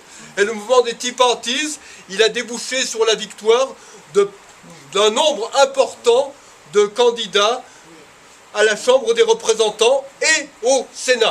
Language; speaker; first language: French; native; French